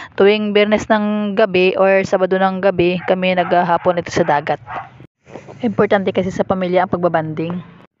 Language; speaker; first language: Filipino; non-native, local second language; Hiligaynon